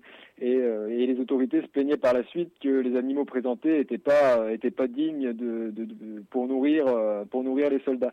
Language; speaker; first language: French; native; French